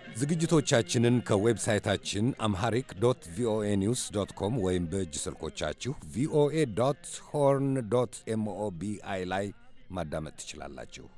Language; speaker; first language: Amharic; native; Amharic